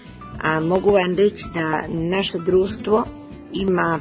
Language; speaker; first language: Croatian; early bilingual, heritage; Serbian